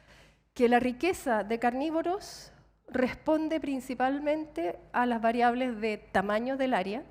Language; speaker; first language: Spanish; native; Spanish